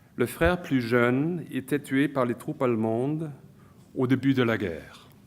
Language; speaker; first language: French; non-native, fluent; German